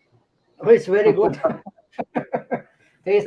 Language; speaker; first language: English; non-native, fluent; Norwegian